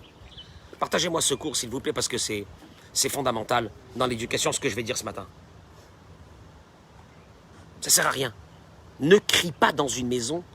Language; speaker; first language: French; native; French